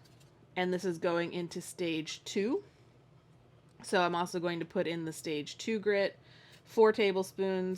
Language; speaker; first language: English; native; English